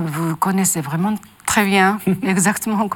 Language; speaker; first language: French; non-native, learner; Japanese